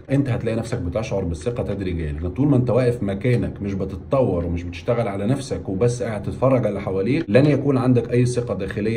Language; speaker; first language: Arabic; native; Arabic